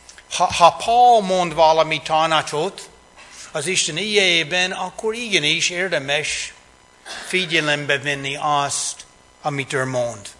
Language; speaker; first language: Hungarian; non-native, fluent; English